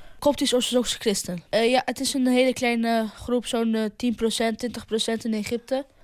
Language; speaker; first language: Dutch; early bilingual, other home language; Arabic